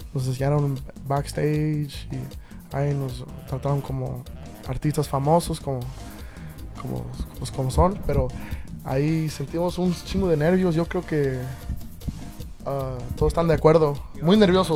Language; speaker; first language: Spanish; early bilingual, heritage; Spanish